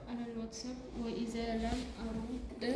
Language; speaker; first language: Arabic; non-native, learner; Uzbek